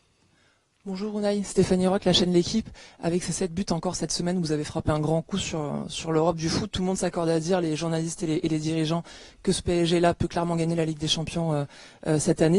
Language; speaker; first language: French; native; French